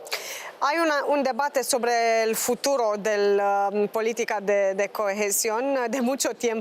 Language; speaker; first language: Spanish; non-native, fluent; Romanian